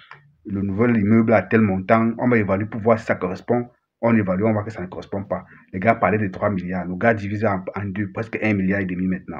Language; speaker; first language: French; native; French